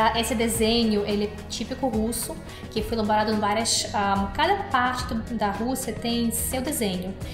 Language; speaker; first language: Portuguese; non-native, fluent; Russian